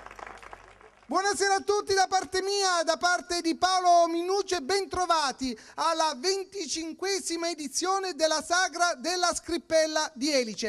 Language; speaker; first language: Italian; native; Italian